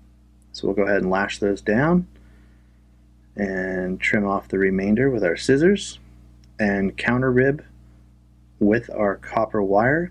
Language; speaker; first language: English; native; English